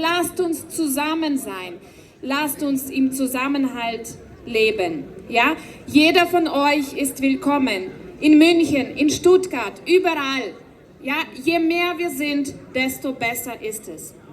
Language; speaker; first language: German; non-native, fluent; Ukrainian